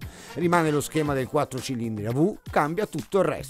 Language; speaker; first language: Italian; native; Italian